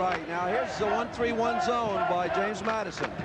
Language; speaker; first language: English; native; English